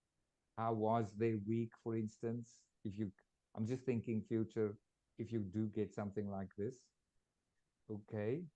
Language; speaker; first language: English; non-native, fluent; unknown